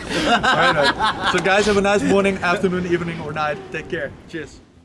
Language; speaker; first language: English; non-native, fluent; Dutch